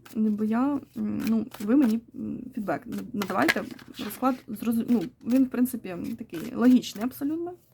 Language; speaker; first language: Ukrainian; non-native, local second language; Russian